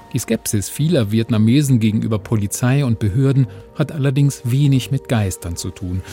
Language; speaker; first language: German; native; German